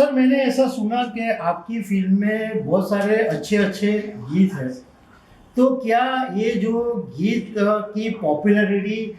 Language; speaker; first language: Hindi; non-native, local second language; Gujarati